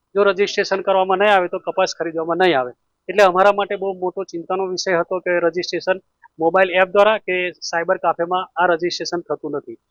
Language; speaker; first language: Gujarati; native; Gujarati